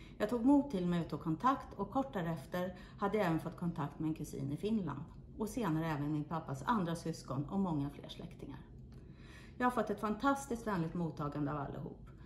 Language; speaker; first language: Swedish; native; Swedish